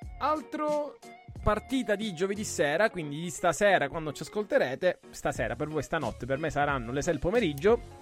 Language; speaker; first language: Italian; native; Italian